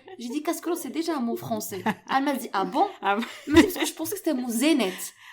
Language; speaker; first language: French; non-native, local second language; Arabic